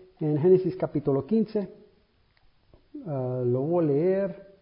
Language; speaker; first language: Spanish; early bilingual, other home language; English